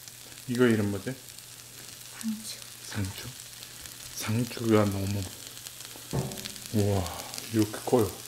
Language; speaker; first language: Korean; non-native, learner; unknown